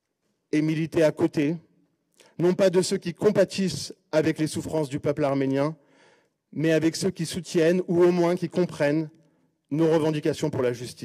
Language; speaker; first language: French; native; French